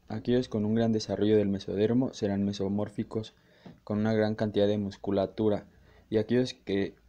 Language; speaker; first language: Spanish; native; Spanish